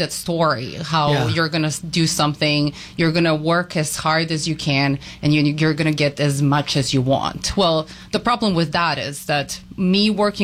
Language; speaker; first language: English; non-native, fluent; Serbian